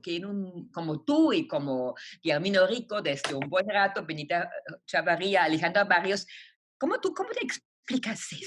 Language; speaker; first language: Spanish; non-native, fluent; German